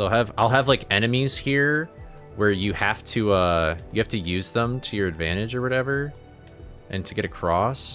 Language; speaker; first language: English; native; English